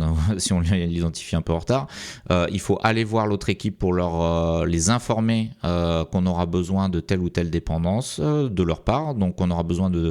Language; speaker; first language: French; native; French